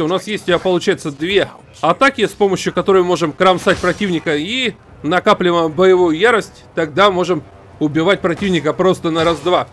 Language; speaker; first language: Russian; native; Russian